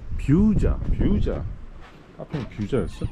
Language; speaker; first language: Korean; native; Korean